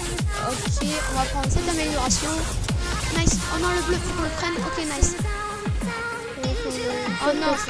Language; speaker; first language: French; native; French